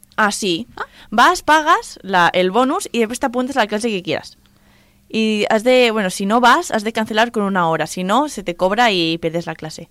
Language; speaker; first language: Spanish; non-native, local second language; Catalan